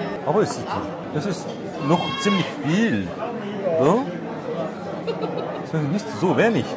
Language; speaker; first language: German; non-native, fluent; Korean